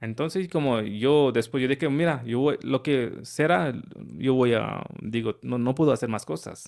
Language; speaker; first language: Spanish; non-native, learner; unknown